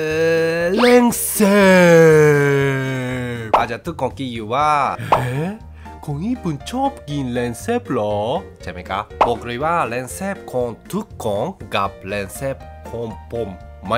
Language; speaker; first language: Thai; non-native, learner; Japanese